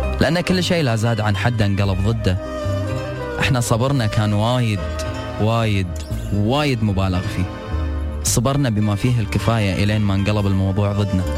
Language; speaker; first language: Arabic; native; Arabic